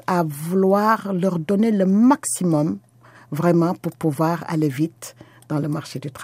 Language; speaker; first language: French; non-native, local second language; Wolof